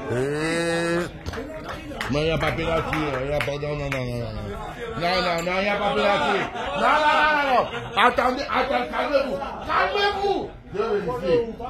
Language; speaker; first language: French; native; French